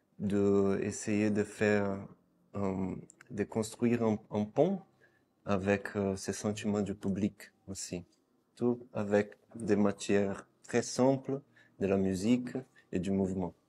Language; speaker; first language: French; non-native, fluent; Portuguese